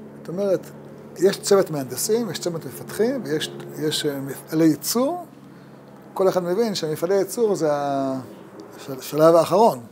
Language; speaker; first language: Hebrew; native; Hebrew